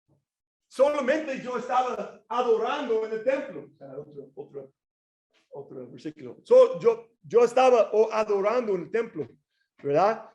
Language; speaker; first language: Spanish; non-native, fluent; English